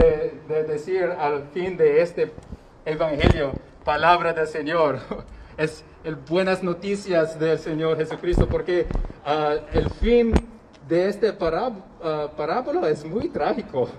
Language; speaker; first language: Spanish; non-native, learner; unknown